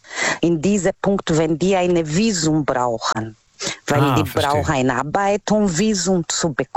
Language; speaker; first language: German; non-native, learner; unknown